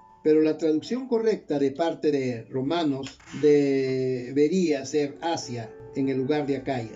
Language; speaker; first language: Spanish; native; Spanish